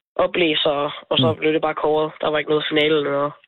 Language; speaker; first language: Danish; native; Danish